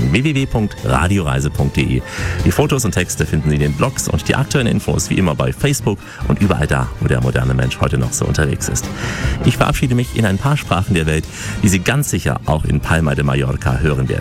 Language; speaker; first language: German; native; German